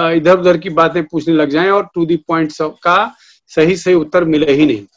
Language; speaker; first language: Hindi; native; Hindi